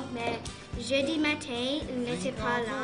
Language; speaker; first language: French; non-native, learner; English